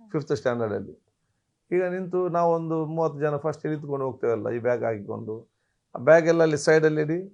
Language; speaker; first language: Kannada; non-native, local second language; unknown